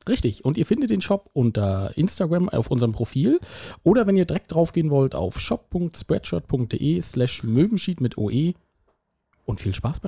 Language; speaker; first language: German; native; German